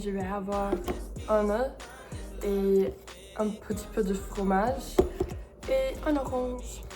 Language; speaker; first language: French; non-native, learner; English